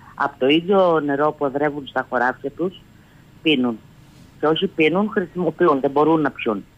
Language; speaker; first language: Greek; native; Greek